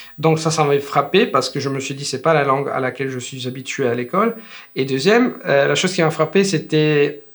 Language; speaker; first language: French; non-native, fluent; Italian